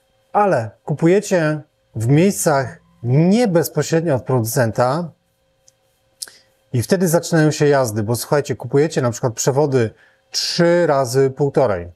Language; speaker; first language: Polish; native; Polish